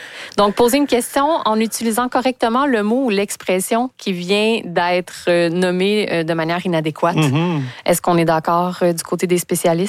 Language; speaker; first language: French; native; French